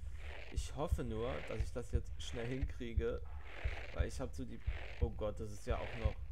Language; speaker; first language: German; native; German